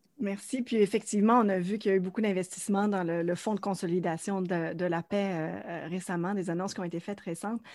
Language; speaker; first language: French; native; French